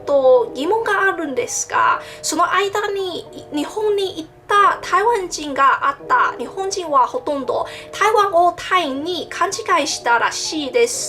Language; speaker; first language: Japanese; non-native, learner; Min Nan Chinese